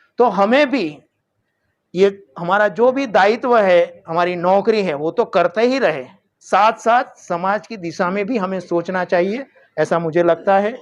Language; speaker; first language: Hindi; non-native, local second language; Gujarati